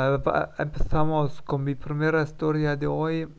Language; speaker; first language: Spanish; non-native, learner; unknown